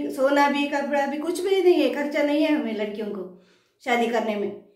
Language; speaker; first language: Hindi; non-native, local second language; Kannada